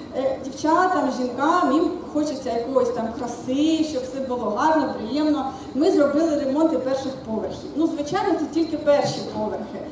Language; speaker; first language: Ukrainian; non-native, local second language; Russian